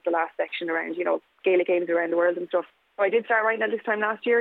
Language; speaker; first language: English; native; English